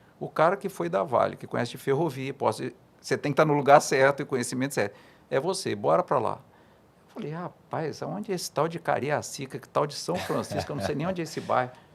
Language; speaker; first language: Portuguese; native; Portuguese